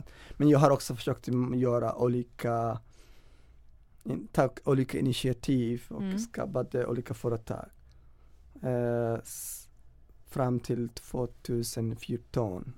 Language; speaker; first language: Swedish; non-native, fluent; Somali